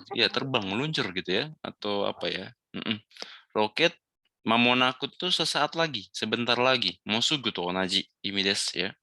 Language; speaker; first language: Indonesian; native; Indonesian